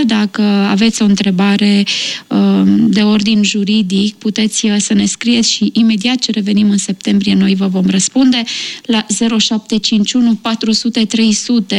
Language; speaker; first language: Romanian; native; Romanian